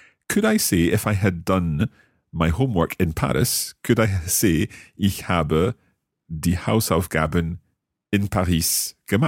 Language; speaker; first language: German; non-native, learner; English